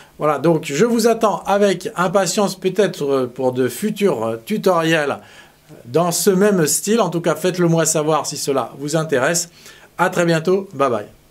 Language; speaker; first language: French; native; French